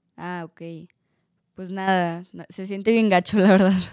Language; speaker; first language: Spanish; native; Spanish